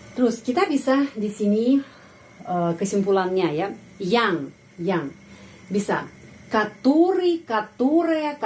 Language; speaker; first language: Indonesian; non-native, fluent; Russian